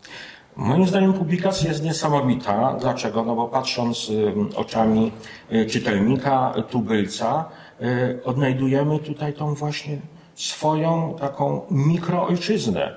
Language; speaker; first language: Polish; native; Polish